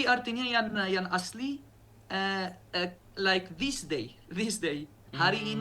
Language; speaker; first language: Indonesian; non-native, learner; Arabic